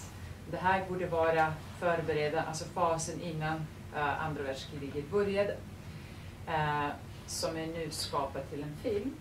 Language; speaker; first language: Swedish; non-native, fluent; Serbian